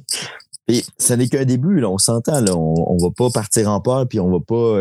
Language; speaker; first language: French; native; French